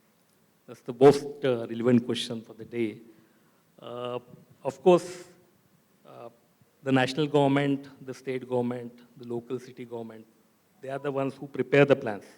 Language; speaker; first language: English; non-native, local second language; Marathi